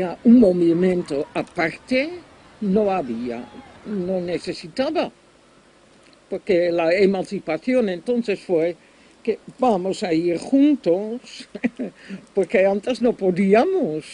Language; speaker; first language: Spanish; non-native, fluent; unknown